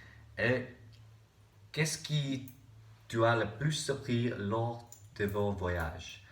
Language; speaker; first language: French; non-native, learner; English